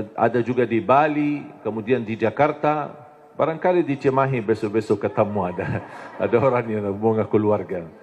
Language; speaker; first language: Indonesian; non-native, fluent; Arabic